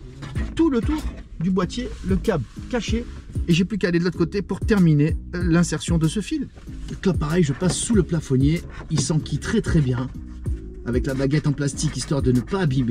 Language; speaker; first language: French; native; French